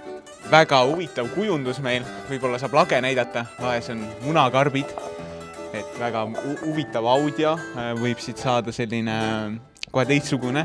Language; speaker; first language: Estonian; native; Estonian